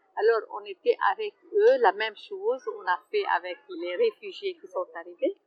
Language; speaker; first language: French; non-native, fluent; Arabic